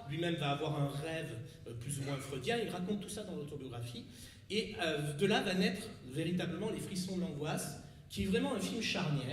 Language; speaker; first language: French; native; French